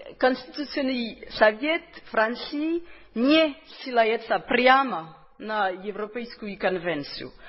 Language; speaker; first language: Russian; non-native, fluent; French